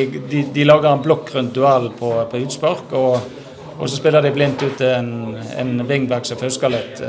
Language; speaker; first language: Norwegian; native; Norwegian